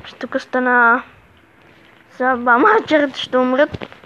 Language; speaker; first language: Bulgarian; native; Bulgarian